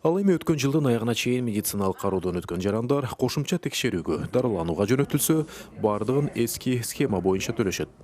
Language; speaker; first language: Kyrgyz; native; Kyrgyz